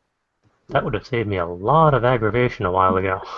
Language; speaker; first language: English; native; English